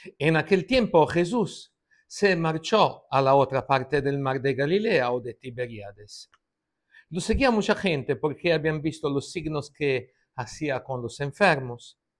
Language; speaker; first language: Spanish; non-native, fluent; Italian